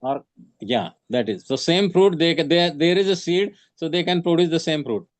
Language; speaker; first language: English; non-native, local second language; Marathi